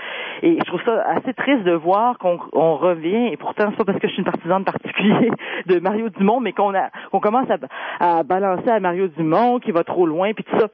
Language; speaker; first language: French; native; French